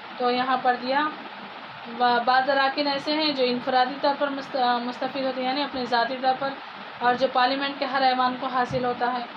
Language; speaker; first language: Urdu; native; Urdu